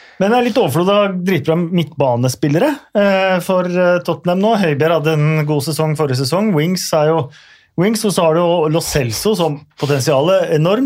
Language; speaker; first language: Norwegian; native; Norwegian